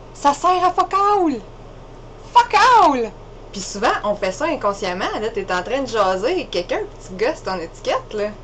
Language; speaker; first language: French; native; French